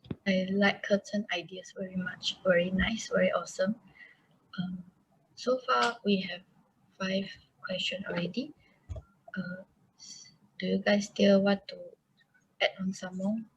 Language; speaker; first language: English; non-native, local second language; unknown